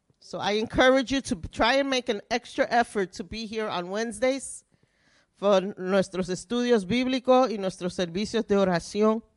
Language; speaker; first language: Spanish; early bilingual, heritage; Spanish